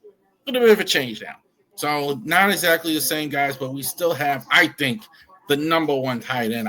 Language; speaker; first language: English; native; English